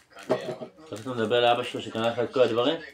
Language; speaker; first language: Hebrew; native; Hebrew